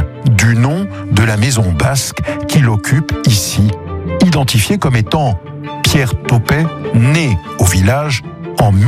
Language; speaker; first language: French; native; French